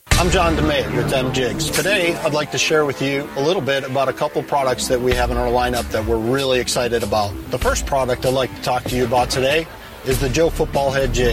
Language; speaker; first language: English; native; English